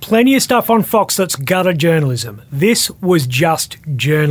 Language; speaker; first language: English; native; English